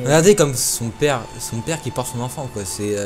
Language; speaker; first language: French; native; French